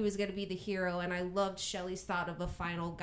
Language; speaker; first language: English; native; English